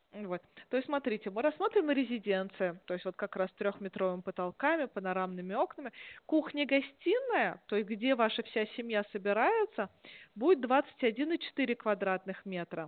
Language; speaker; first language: Russian; native; Russian